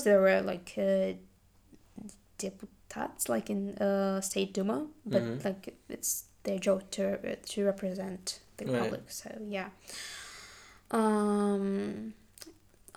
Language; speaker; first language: English; non-native, fluent; Adyghe